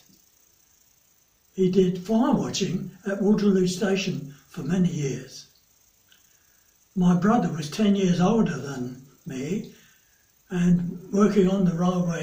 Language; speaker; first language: English; native; English